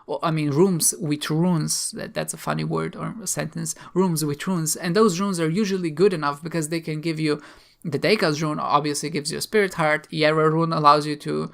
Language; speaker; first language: English; non-native, fluent; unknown